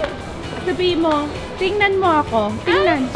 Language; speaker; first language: Filipino; early bilingual, heritage; Filipino